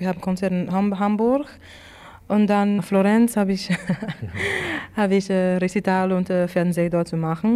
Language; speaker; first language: German; non-native, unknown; English